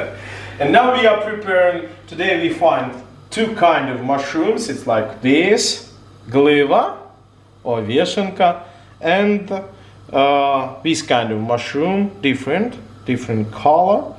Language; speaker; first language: English; non-native, learner; Ukrainian